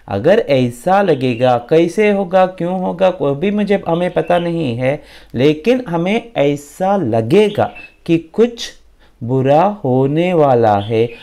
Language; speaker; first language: Hindi; non-native, local second language; Kannada